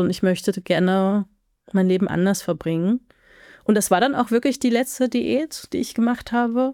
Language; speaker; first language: German; native; German